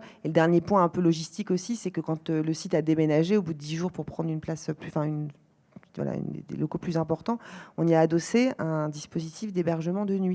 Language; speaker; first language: French; native; French